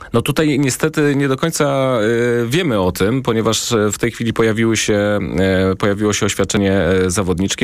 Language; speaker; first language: Polish; native; Polish